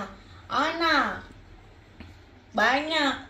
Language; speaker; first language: Indonesian; non-native, learner; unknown